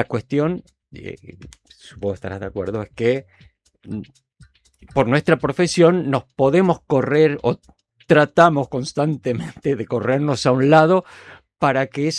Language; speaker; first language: Spanish; native; Spanish